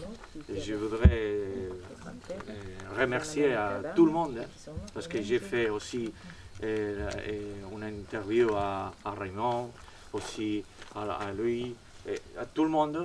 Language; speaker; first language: French; non-native, fluent; Spanish